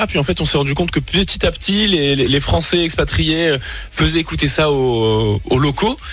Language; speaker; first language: French; native; French